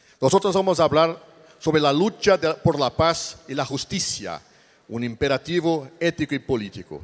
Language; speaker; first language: Spanish; non-native, learner; Portuguese